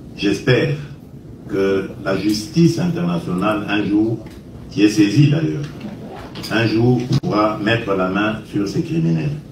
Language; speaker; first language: French; non-native, local second language; Luba-Lulua